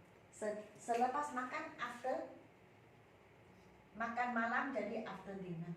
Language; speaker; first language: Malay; non-native, local second language; Chinese